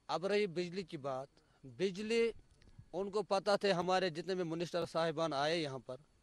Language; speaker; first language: Hindi; non-native, local second language; Kashmiri